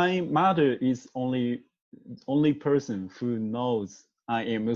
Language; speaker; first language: English; non-native, learner; Japanese